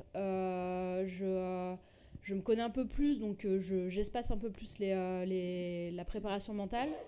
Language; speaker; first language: French; native; French